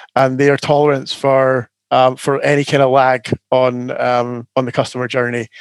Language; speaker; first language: English; native; English